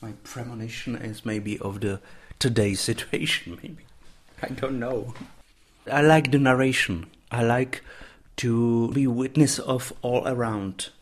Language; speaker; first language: English; non-native, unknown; Czech